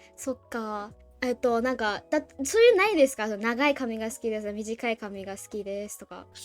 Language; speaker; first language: Japanese; non-native, fluent; Burmese